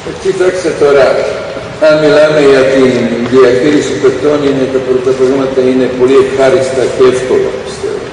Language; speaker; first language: Greek; non-native, fluent; Serbian